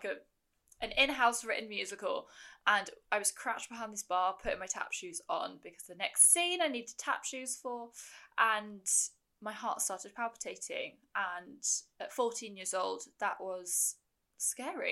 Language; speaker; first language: English; native; English